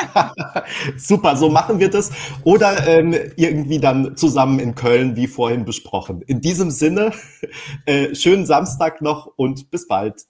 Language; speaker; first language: German; native; German